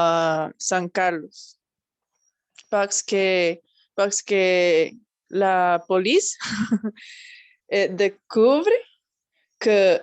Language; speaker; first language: French; non-native, learner; Spanish